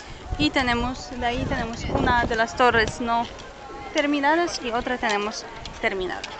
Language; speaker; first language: Spanish; non-native, fluent; Polish